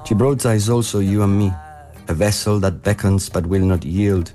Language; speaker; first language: English; non-native, local second language; Spanish